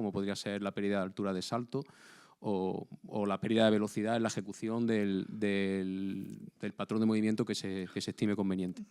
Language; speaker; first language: Spanish; native; Spanish